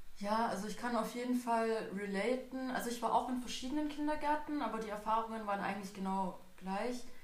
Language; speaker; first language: German; native; German